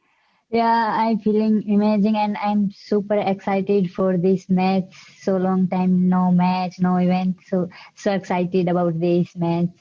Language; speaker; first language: English; non-native, learner; Hindi